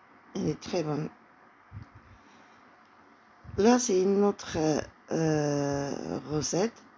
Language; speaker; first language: French; non-native, fluent; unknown